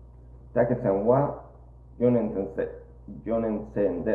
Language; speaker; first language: Japanese; non-native, learner; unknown